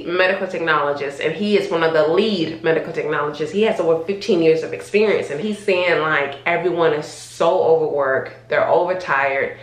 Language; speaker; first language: English; native; English